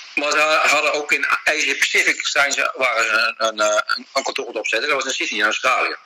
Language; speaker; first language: Dutch; native; Dutch